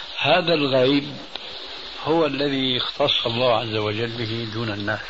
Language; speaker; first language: Arabic; early bilingual, other home language; Albanian